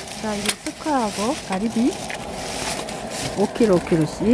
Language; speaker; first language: Korean; native; Korean